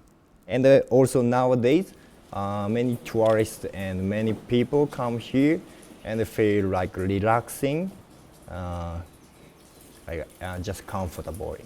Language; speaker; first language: English; non-native, learner; Japanese